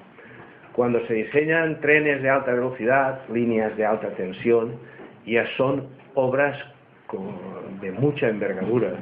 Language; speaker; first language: Spanish; native; Spanish